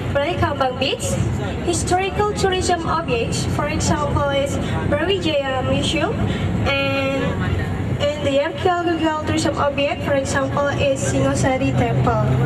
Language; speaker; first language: English; non-native, learner; Indonesian